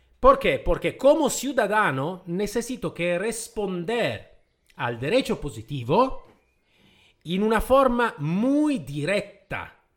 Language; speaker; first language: Spanish; non-native, fluent; Italian